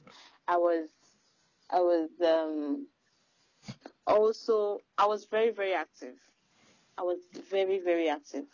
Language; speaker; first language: English; non-native, local second language; Yoruba